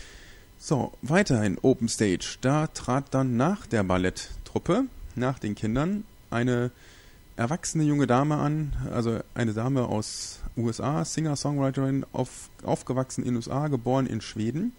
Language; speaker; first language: German; native; German